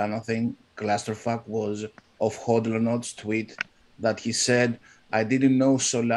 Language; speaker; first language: English; non-native, fluent; Greek